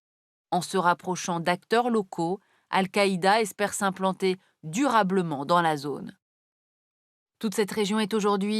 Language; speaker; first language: French; native; French